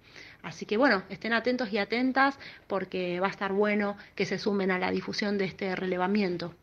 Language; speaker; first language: Spanish; native; Spanish